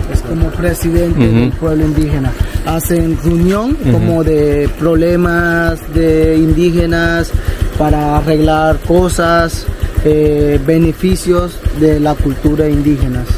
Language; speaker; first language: Spanish; non-native, local second language; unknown